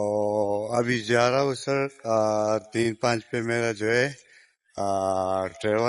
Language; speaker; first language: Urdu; non-native, local second language; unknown